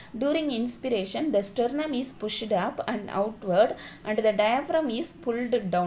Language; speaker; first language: English; non-native, local second language; Tamil